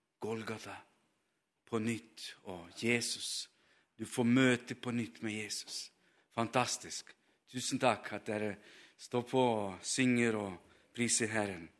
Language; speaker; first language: Norwegian; non-native, fluent; Ukrainian